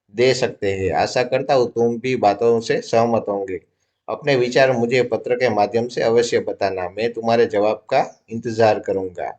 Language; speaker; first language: Hindi; non-native, local second language; Gujarati